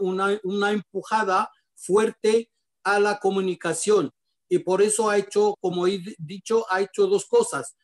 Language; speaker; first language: Spanish; non-native, fluent; Arabic